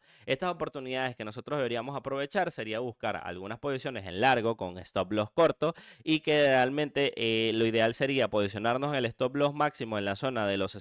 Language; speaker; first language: Spanish; native; Spanish